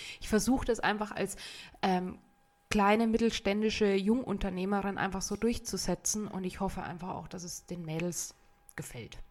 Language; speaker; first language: German; native; German